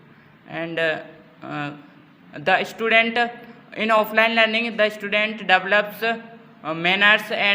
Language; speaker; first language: English; non-native, learner; Hindi